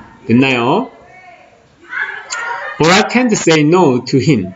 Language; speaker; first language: English; non-native, fluent; Korean